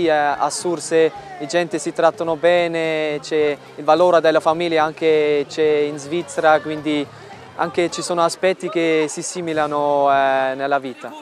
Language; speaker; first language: Italian; non-native, fluent; German